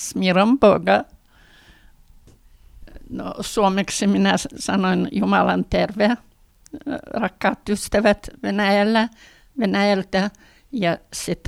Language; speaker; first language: Finnish; early bilingual, heritage; Finnish